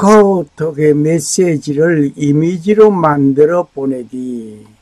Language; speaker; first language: Korean; native; Korean